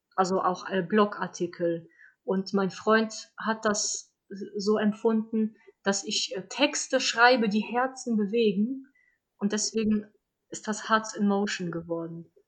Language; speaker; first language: German; early bilingual, other home language; Polish